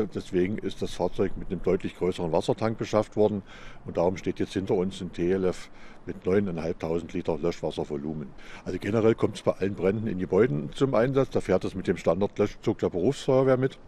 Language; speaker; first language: German; native; German